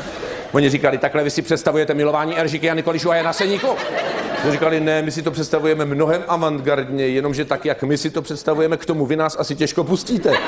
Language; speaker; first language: Czech; native; Czech